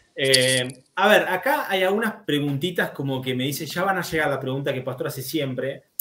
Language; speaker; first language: Spanish; native; Spanish